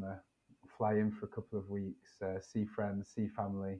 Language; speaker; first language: English; native; English